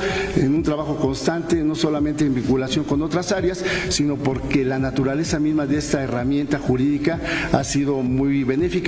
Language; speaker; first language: Spanish; native; Spanish